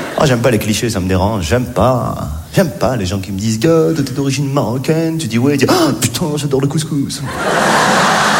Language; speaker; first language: French; native; French